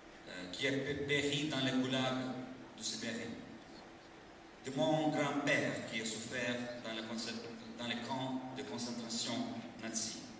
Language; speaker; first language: French; non-native, fluent; Lithuanian